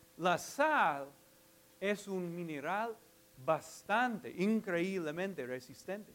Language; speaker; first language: Spanish; non-native, fluent; English